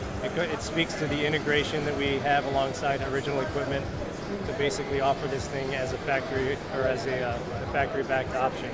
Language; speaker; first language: English; native; English